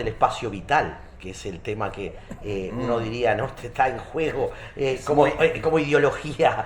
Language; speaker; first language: Spanish; native; Spanish